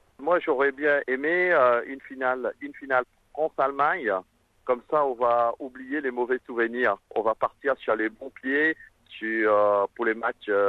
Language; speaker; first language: French; non-native, local second language; Morisyen